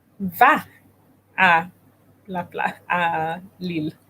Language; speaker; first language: French; non-native, learner; English